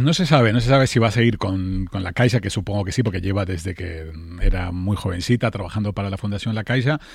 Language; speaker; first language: Spanish; native; Spanish